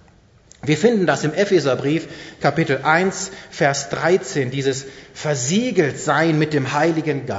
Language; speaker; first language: German; native; German